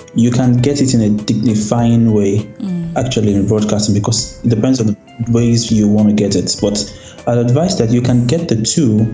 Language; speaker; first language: English; non-native, local second language; Yoruba